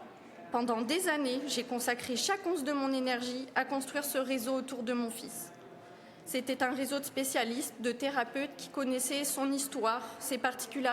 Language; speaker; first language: French; native; French